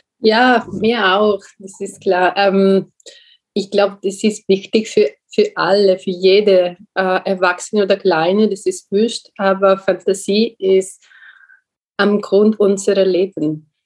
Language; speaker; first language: German; non-native, learner; Italian